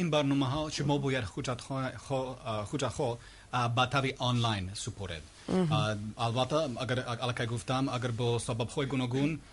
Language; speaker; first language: Persian; non-native, learner; English